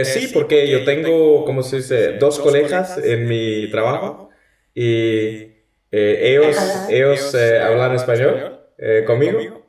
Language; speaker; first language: Spanish; non-native, learner; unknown